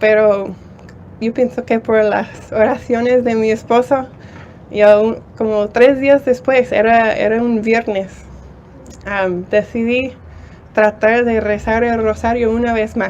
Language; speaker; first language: Spanish; non-native, fluent; English